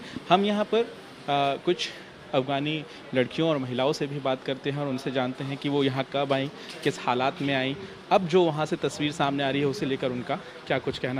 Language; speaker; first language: Hindi; native; Hindi